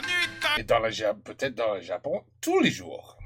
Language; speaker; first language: French; non-native, fluent; English